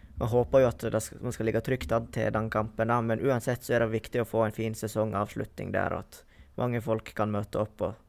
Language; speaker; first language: Norwegian; native; Norwegian